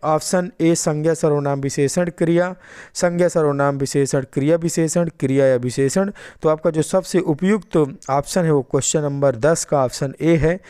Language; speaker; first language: Hindi; native; Hindi